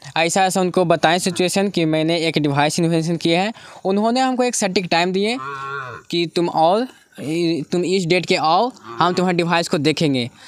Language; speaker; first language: Hindi; native; Hindi